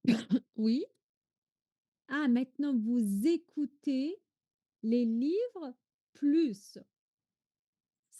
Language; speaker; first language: French; non-native, fluent; Arabic